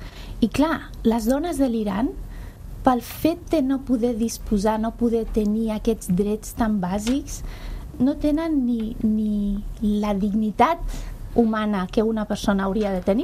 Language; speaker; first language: Catalan; non-native, fluent; Persian